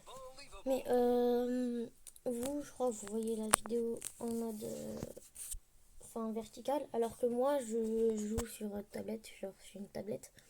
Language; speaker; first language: French; native; French